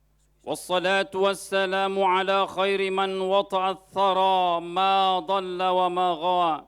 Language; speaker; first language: Arabic; non-native, fluent; Indonesian